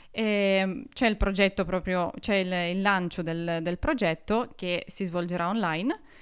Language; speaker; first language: Italian; non-native, fluent; Russian